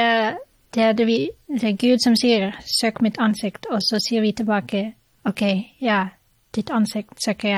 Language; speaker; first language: Norwegian; non-native, fluent; English